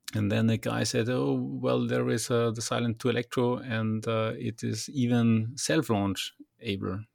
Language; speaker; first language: English; non-native, fluent; German